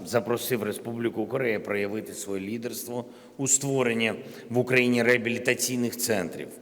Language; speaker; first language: Ukrainian; non-native, local second language; Russian